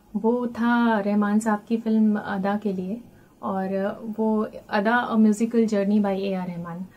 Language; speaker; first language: Hindi; native; Hindi